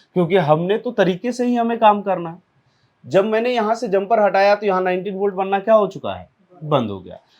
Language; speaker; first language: Hindi; native; Hindi